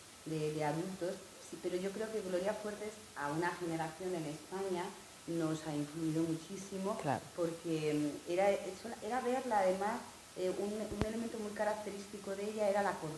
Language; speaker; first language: Spanish; native; Spanish